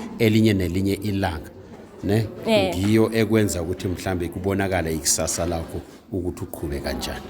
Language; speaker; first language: Zulu; non-native, local second language; South Ndebele